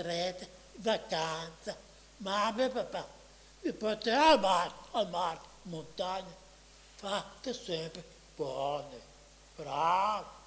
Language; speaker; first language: Italian; non-native, fluent; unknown